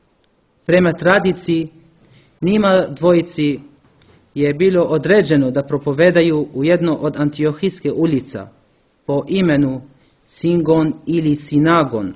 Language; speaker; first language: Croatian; non-native, learner; Arabic